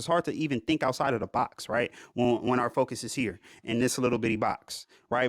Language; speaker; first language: English; native; English